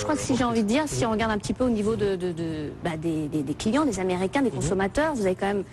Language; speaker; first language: French; native; French